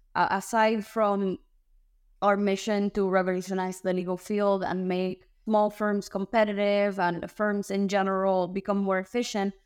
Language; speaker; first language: English; early bilingual, other home language; Spanish